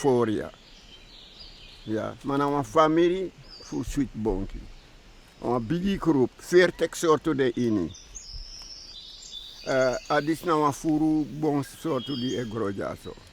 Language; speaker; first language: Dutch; non-native, local second language; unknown